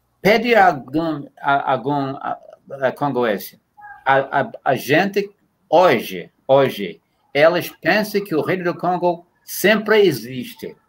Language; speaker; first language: Portuguese; non-native, fluent; English